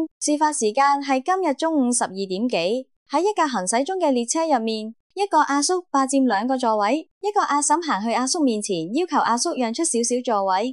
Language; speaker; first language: Cantonese; native; Cantonese